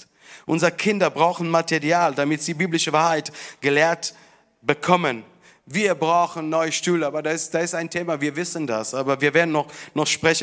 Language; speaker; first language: German; non-native, fluent; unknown